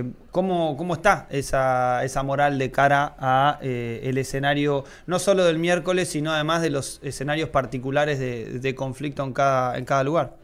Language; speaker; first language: Spanish; native; Spanish